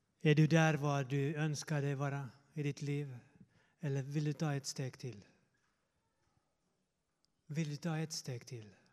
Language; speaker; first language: Swedish; non-native, fluent; Finnish